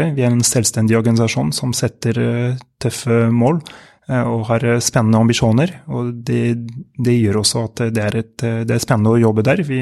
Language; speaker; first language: Norwegian; non-native, fluent; French